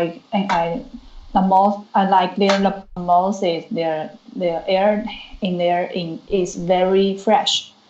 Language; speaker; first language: English; non-native, learner; Chinese